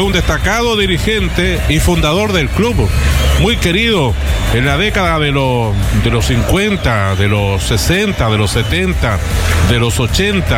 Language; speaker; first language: Spanish; native; Spanish